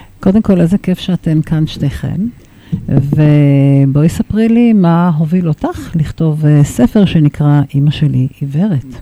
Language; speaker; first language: Hebrew; native; Hebrew